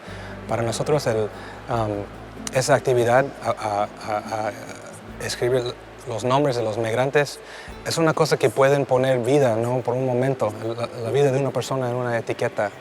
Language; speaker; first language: Spanish; early bilingual, heritage; Spanish